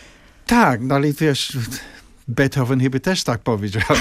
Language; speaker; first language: Polish; non-native, fluent; English